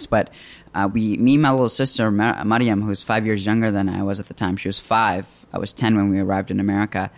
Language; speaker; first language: English; early bilingual, other home language; Arabic